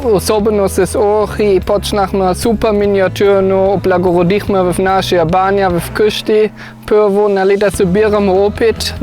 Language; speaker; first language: Bulgarian; non-native, fluent; German